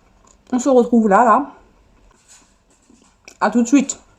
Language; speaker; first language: French; native; French